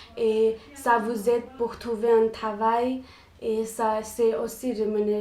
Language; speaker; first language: French; non-native, learner; Nepali